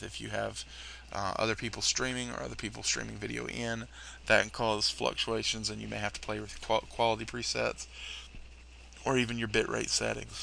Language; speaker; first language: English; native; English